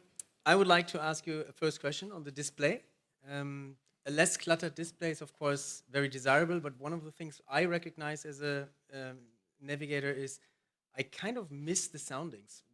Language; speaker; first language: English; non-native, fluent; German